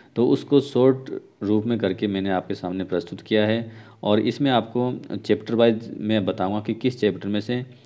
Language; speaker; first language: Hindi; native; Hindi